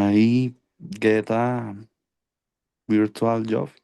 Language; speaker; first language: English; non-native, learner; Spanish